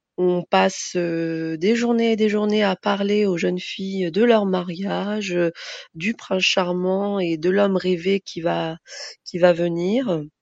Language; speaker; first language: French; early bilingual, other home language; Arabic